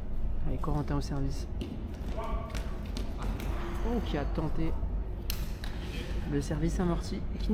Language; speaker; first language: French; native; French